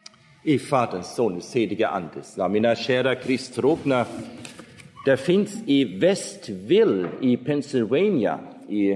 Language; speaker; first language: Swedish; non-native, fluent; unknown